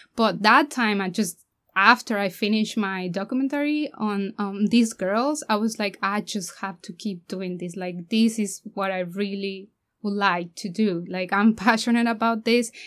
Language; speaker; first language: English; non-native, fluent; Spanish